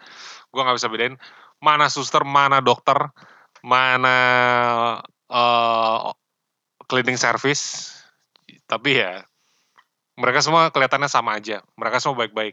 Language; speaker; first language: Indonesian; native; Indonesian